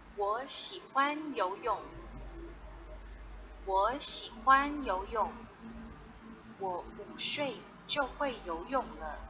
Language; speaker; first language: Chinese; non-native, fluent; Thai